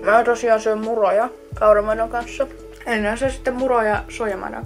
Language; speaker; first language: Finnish; native; Finnish